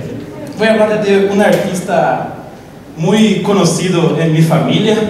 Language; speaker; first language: Spanish; non-native, local second language; Portuguese